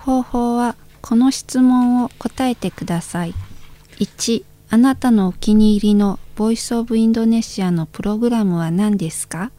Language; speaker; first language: Japanese; non-native, fluent; Indonesian